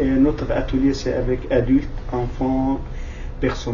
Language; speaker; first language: French; non-native, learner; Kurdish